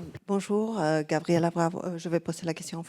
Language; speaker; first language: French; non-native, fluent; Spanish